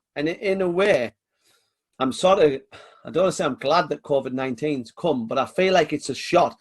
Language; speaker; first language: English; native; English